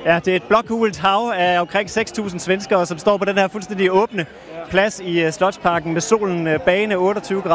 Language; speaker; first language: Danish; native; Danish